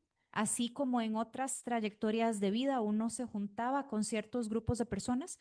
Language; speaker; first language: Spanish; native; Spanish